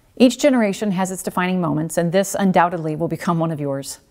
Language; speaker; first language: English; native; English